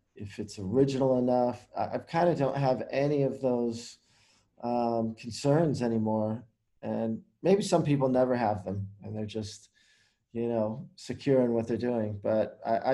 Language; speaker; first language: English; native; English